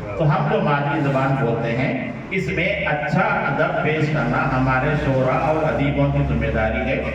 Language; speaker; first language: Urdu; native; Urdu